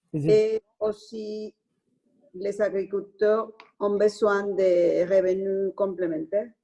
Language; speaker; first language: French; non-native, learner; Spanish